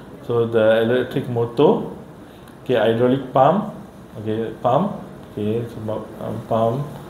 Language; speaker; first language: English; non-native, local second language; Malay